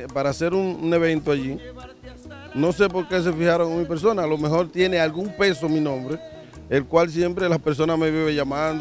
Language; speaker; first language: Spanish; native; Spanish